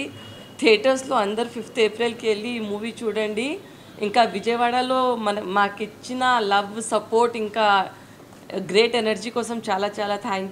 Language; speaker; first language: Telugu; non-native, fluent; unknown